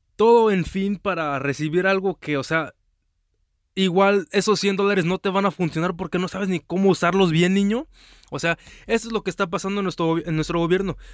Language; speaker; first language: Spanish; early bilingual, heritage; Spanish